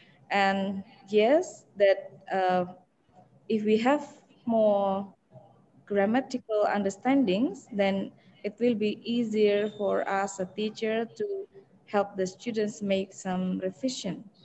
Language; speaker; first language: English; non-native, fluent; Indonesian